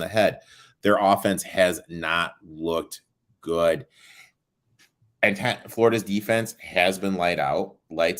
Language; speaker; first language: English; native; English